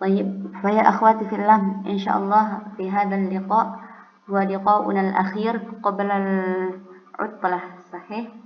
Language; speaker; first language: Arabic; non-native, fluent; Indonesian